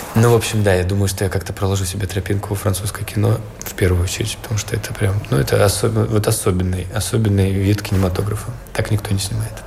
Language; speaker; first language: Russian; native; Russian